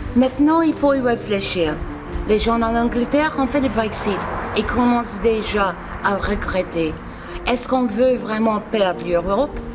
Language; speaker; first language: French; non-native, fluent; English